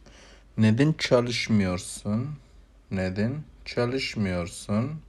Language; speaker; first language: Turkish; non-native, learner; Urdu